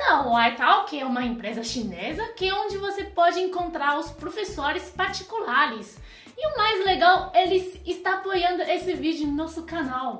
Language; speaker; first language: Portuguese; non-native, fluent; Chinese